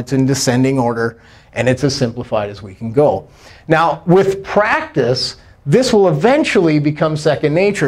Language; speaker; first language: English; native; English